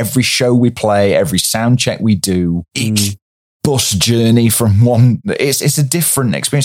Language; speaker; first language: English; native; English